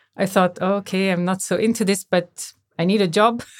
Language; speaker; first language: English; native; English